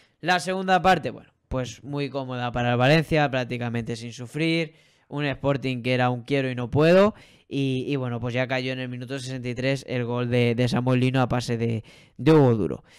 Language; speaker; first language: Spanish; native; Spanish